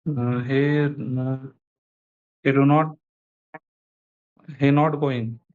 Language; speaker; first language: English; non-native, learner; Hindi